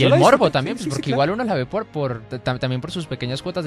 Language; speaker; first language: Spanish; native; Spanish